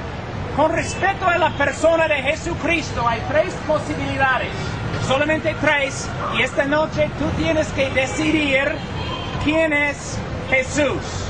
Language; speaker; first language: Spanish; non-native, fluent; English